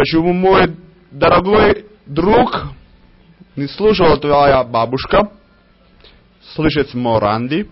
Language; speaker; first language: Russian; non-native, learner; Italian